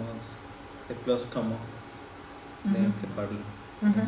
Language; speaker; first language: French; non-native, learner; Spanish